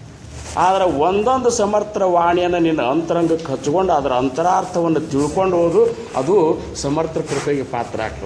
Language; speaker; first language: Kannada; native; Kannada